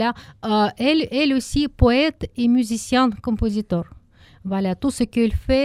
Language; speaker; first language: French; non-native, learner; Russian